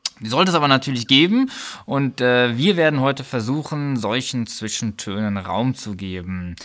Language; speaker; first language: German; native; German